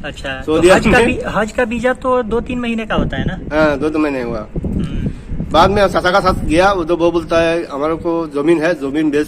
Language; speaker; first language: Hindi; native; Hindi